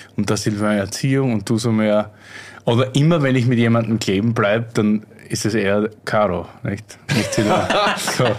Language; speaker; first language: German; native; German